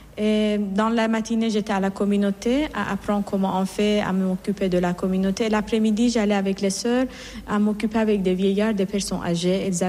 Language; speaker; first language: French; non-native, fluent; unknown